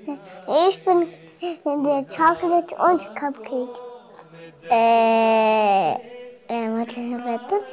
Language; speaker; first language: German; early bilingual, other home language; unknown